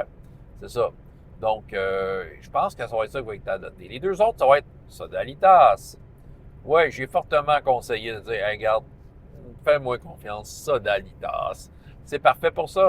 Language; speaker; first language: French; native; French